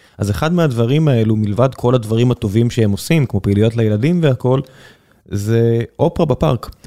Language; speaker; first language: Hebrew; native; Hebrew